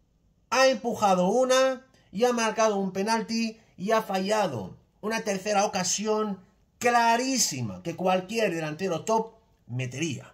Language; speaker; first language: Spanish; native; Spanish